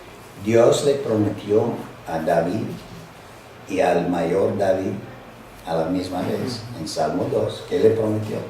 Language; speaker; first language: Spanish; non-native, fluent; English